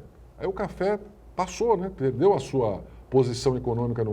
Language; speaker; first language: Portuguese; native; Portuguese